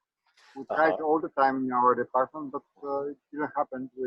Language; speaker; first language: English; non-native, learner; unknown